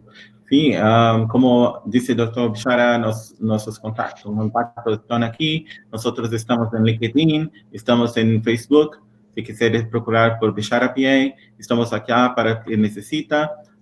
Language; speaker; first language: Spanish; non-native, learner; Portuguese